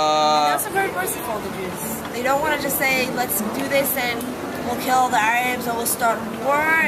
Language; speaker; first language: English; non-native, fluent; Hebrew